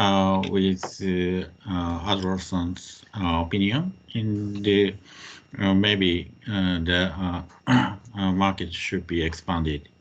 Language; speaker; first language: English; non-native, fluent; Japanese